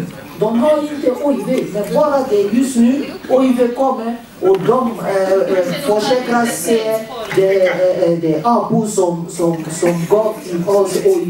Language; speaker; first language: Swedish; non-native, learner; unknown